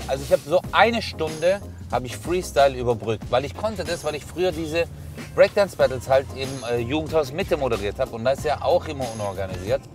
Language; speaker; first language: German; early bilingual, other home language; Turkish